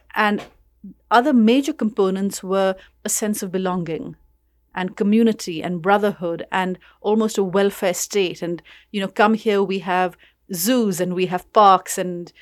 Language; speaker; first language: English; non-native, local second language; Urdu